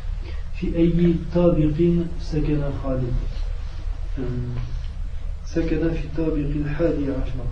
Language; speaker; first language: Arabic; non-native, learner; French